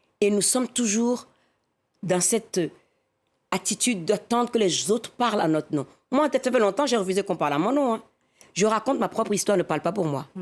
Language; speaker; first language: French; non-native, local second language; Fon